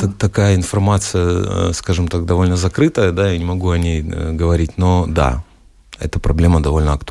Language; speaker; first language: Russian; native; Russian